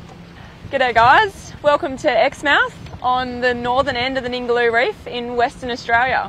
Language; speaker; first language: English; native; English